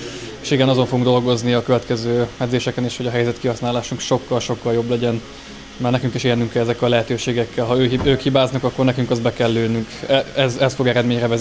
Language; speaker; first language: Hungarian; native; Hungarian